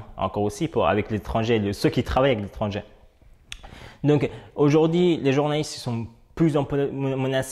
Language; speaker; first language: French; non-native, fluent; Persian